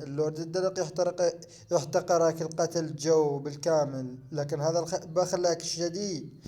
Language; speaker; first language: Arabic; native; Arabic